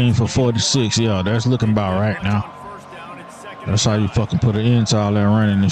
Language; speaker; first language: English; native; English